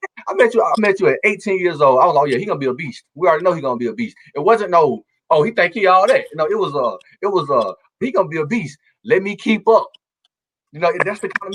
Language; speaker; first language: English; native; English